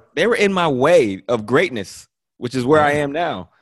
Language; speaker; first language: English; native; English